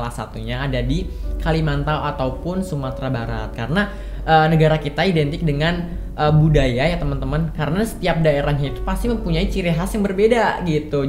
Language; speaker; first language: Indonesian; native; Indonesian